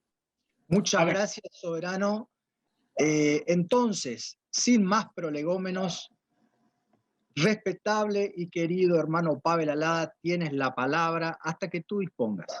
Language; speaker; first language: Spanish; native; Spanish